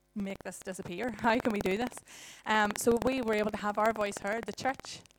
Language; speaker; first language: English; native; English